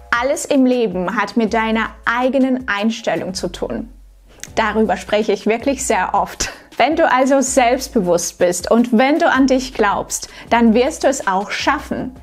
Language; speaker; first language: German; non-native, fluent; Russian